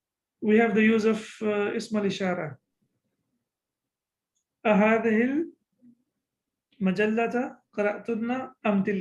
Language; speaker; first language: Arabic; non-native, fluent; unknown